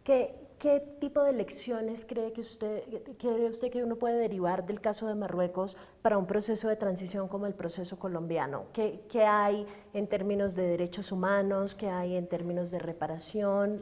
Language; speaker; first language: Spanish; native; Spanish